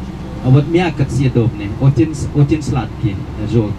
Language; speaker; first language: Russian; non-native, fluent; Indonesian